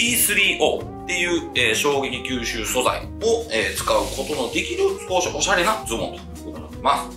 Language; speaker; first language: Japanese; native; Japanese